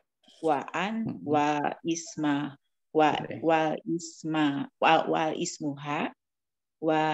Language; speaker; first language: Arabic; non-native, learner; Indonesian